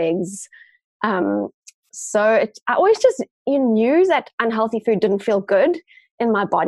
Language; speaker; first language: English; native; English